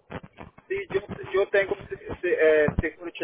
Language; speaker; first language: Spanish; non-native, learner; Portuguese